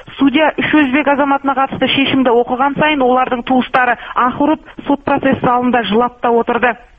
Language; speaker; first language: Kazakh; native; Kazakh